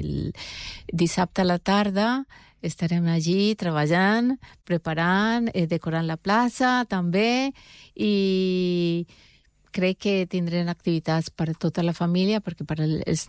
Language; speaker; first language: Catalan; non-native, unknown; Spanish